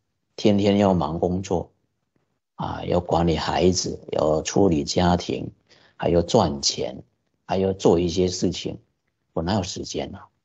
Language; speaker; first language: Chinese; native; Chinese